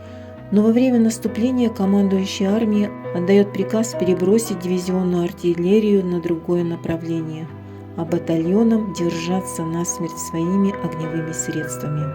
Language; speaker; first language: Russian; native; Russian